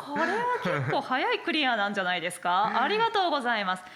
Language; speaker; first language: Japanese; native; Japanese